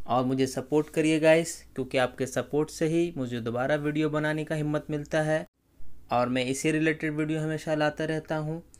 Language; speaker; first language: Hindi; native; Hindi